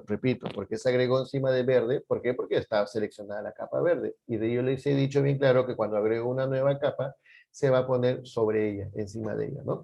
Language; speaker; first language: Spanish; native; Spanish